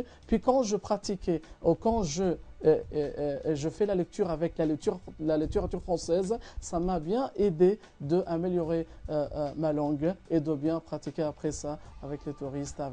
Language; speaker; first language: French; non-native, fluent; Arabic